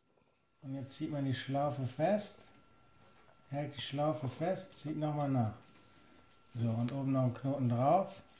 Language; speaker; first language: German; native; German